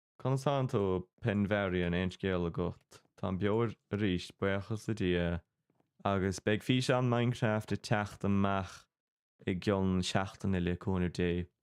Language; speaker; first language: Irish; non-native, local second language; English